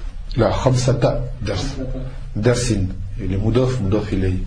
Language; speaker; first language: Arabic; non-native, fluent; French